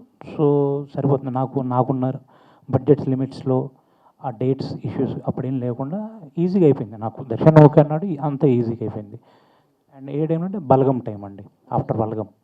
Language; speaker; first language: Telugu; native; Telugu